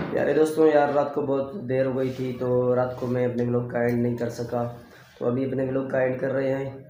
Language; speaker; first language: Urdu; non-native, local second language; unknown